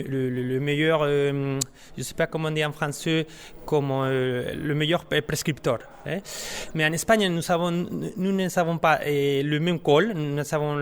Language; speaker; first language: French; non-native, learner; Spanish